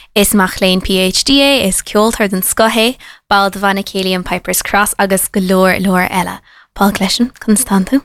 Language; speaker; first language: Irish; non-native, local second language; English